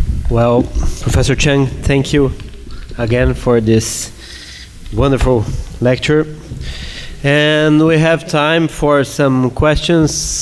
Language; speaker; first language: English; non-native, fluent; Portuguese